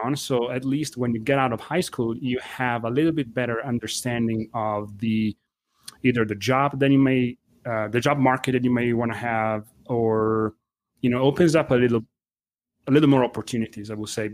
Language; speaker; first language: English; non-native, fluent; Italian